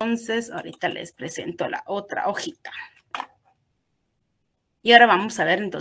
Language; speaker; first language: Spanish; native; Spanish